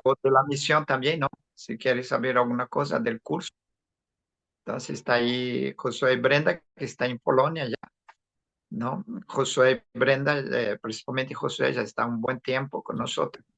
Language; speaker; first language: Spanish; non-native, fluent; Portuguese